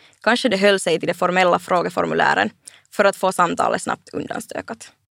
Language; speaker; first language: Swedish; native; Swedish